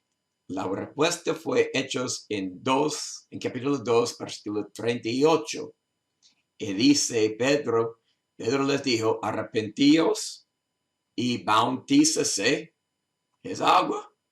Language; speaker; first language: Spanish; non-native, learner; English